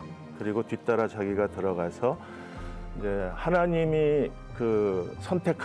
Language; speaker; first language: Korean; native; Korean